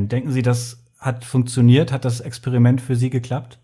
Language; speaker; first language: German; native; German